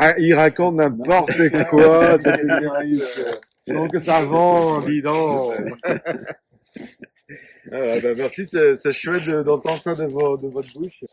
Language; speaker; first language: French; native; French